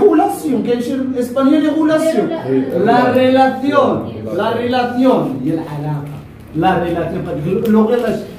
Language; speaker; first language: Spanish; non-native, fluent; Arabic